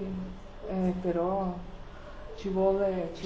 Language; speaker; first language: Italian; non-native, fluent; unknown